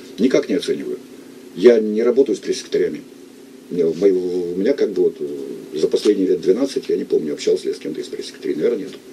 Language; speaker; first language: Russian; native; Russian